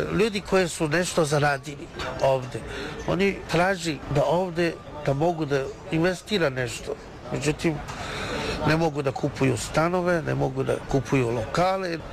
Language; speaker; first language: Serbian; non-native, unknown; Chinese